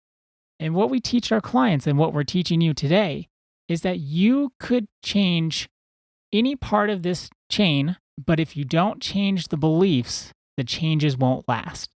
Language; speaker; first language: English; native; English